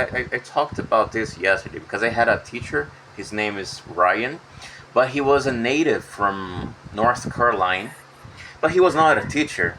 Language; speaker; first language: English; non-native, fluent; Portuguese